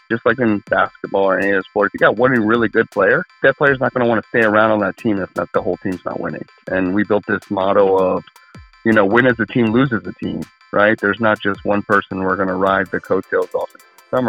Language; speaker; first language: English; native; English